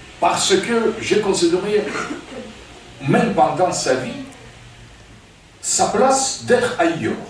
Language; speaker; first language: French; non-native, fluent; Russian